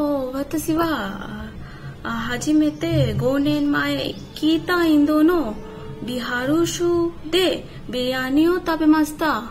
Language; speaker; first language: Japanese; non-native, learner; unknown